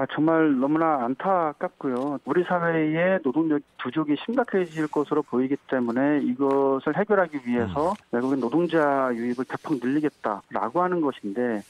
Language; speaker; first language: Korean; native; Korean